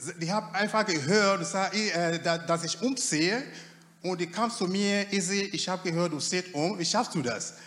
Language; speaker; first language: German; non-native, fluent; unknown